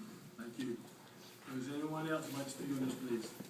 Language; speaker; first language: English; native; English